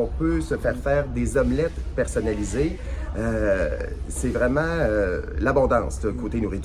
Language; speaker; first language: French; native; French